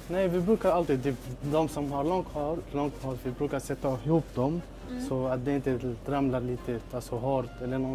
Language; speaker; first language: Swedish; non-native, fluent; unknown